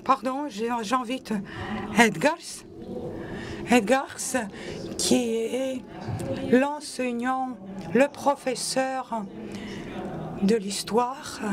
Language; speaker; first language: French; non-native, local second language; Latvian